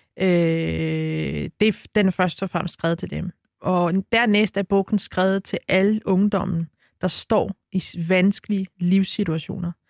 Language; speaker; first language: Danish; early bilingual, other home language; Arabic